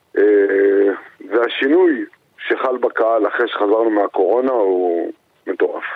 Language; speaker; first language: Hebrew; native; Hebrew